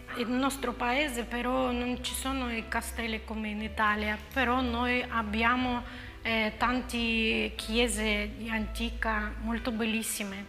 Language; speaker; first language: Italian; non-native, learner; Ukrainian